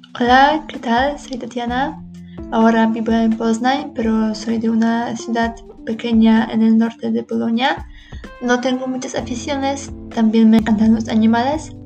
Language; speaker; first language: Spanish; non-native, learner; Polish